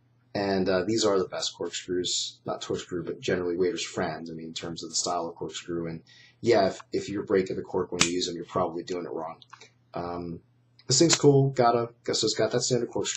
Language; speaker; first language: English; native; English